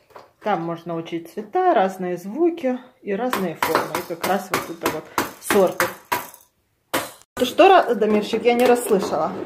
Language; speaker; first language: Russian; native; Russian